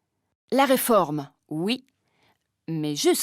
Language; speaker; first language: French; native; French